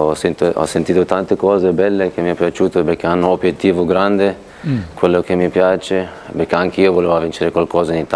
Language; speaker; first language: Italian; non-native, fluent; Turkish